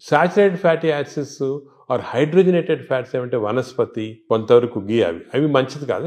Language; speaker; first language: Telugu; native; Telugu